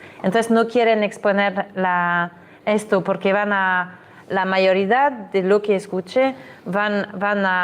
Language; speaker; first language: Spanish; non-native, fluent; French